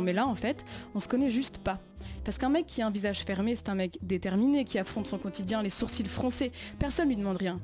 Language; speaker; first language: French; native; French